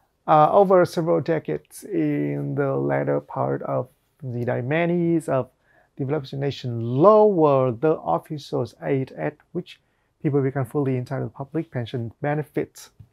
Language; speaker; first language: English; non-native, fluent; Vietnamese